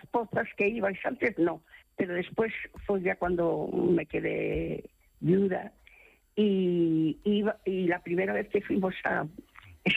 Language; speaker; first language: Spanish; native; Spanish